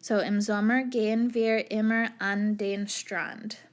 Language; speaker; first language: German; non-native, fluent; English